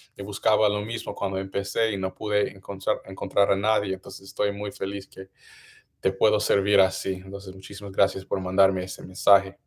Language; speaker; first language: Spanish; non-native, learner; English